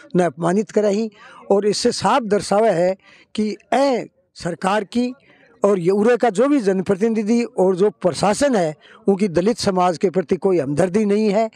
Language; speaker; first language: Hindi; native; Hindi